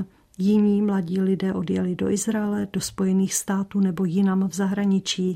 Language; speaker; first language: Czech; native; Czech